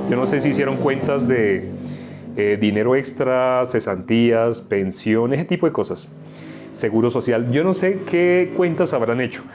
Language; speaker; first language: Spanish; native; Spanish